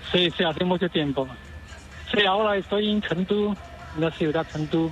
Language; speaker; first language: Spanish; non-native, learner; Chinese